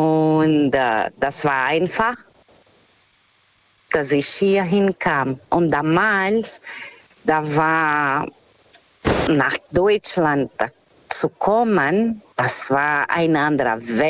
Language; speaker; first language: German; non-native, fluent; Portuguese